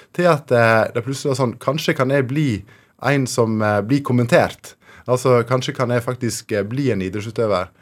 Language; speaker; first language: Norwegian; native; Norwegian